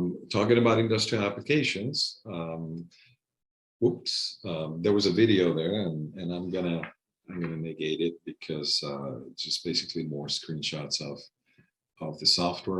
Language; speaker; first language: English; non-native, fluent; Spanish